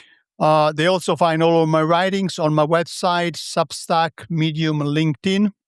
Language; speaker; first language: English; non-native, fluent; Italian